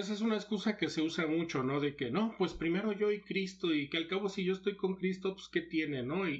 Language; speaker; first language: Spanish; native; Spanish